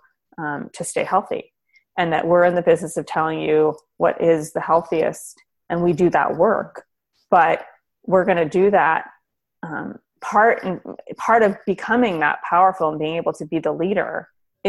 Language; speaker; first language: English; native; English